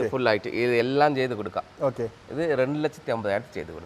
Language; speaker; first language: Malayalam; non-native, learner; Tamil